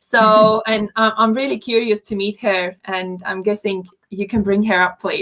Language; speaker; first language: English; non-native, fluent; Latvian